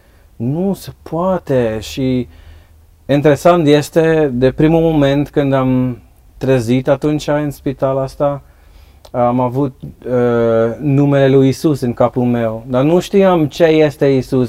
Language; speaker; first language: Romanian; non-native, learner; Dutch